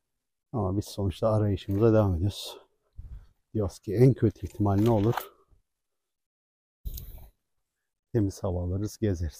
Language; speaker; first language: Turkish; native; Turkish